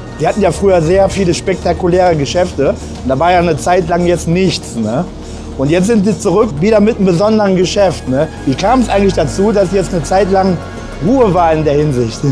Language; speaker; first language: German; native; German